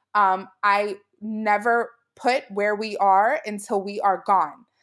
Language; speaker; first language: English; native; English